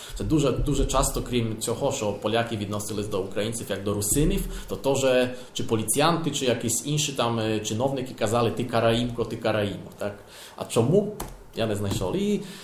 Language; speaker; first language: Ukrainian; non-native, learner; Polish